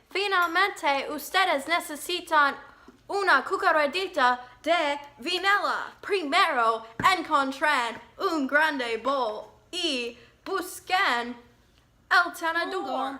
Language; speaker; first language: Spanish; non-native, learner; English